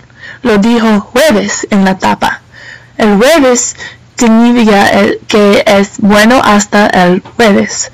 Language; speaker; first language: Spanish; non-native, learner; English